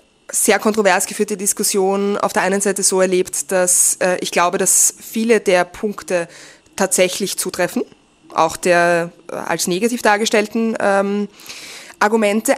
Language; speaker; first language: German; native; German